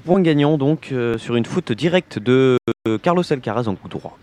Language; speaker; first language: French; native; French